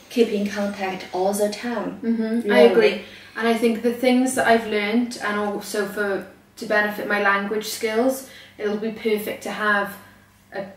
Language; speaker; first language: English; native; English